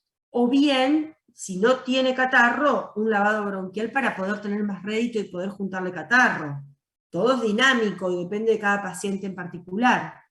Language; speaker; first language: Spanish; native; Spanish